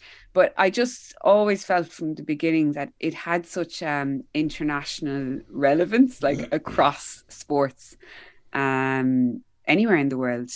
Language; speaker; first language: English; native; English